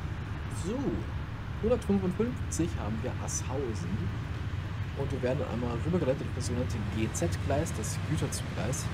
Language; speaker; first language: German; native; German